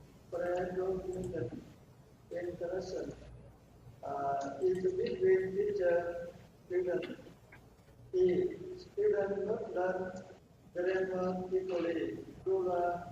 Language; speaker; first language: English; non-native, learner; Vietnamese